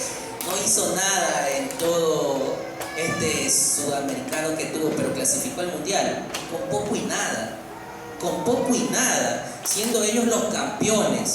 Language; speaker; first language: Spanish; native; Spanish